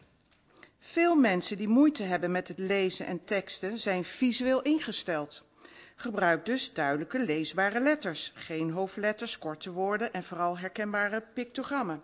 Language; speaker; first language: Dutch; native; Dutch